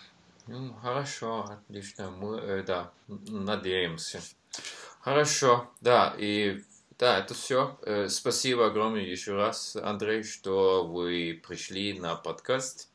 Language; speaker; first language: Russian; non-native, learner; Norwegian